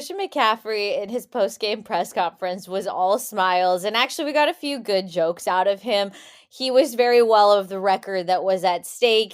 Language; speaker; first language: English; native; English